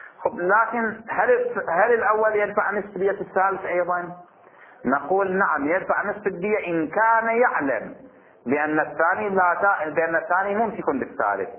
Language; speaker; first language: Arabic; native; Arabic